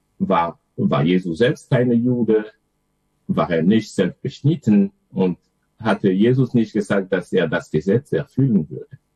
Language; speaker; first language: German; non-native, fluent; French